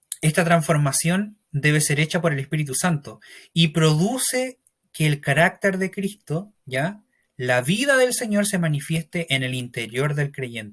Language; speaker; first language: Spanish; native; Spanish